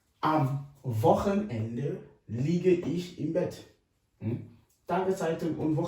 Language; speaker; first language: German; non-native, fluent; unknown